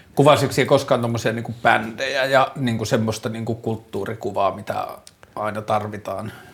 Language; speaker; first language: Finnish; native; Finnish